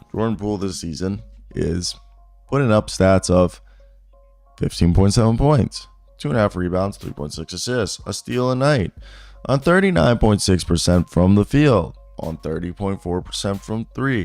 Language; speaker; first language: English; native; English